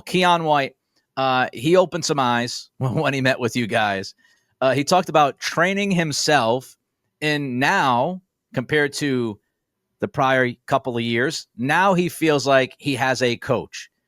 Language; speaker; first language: English; native; English